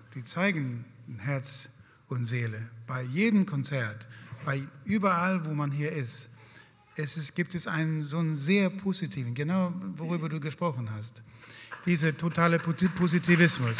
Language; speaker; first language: German; non-native, fluent; Swedish